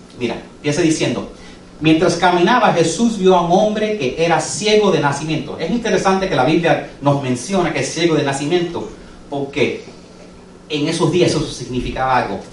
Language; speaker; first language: Spanish; early bilingual, heritage; English